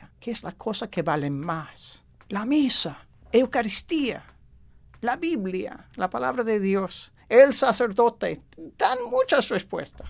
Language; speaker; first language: Spanish; non-native, fluent; English